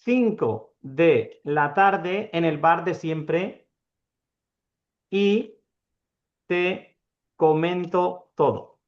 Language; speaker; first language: Spanish; non-native, fluent; Urdu